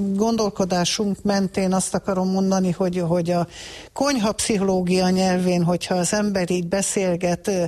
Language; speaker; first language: Hungarian; early bilingual, heritage; Hungarian